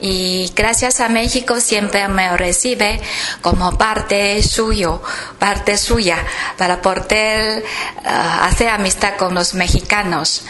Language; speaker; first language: Spanish; non-native, fluent; Chinese